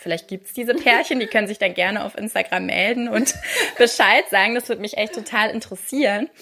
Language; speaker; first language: German; native; German